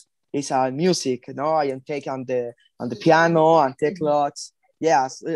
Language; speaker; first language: English; non-native, learner; Spanish